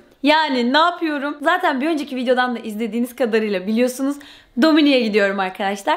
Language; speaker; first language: Turkish; native; Turkish